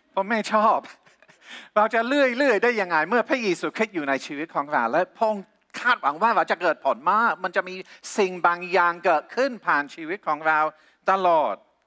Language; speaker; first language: Thai; non-native, fluent; English